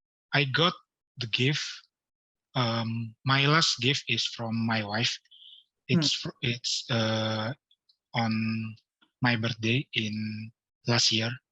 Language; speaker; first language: English; non-native, learner; Indonesian